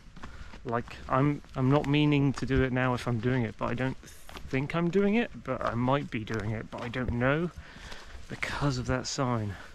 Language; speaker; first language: English; native; English